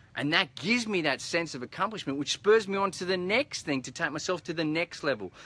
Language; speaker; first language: English; native; English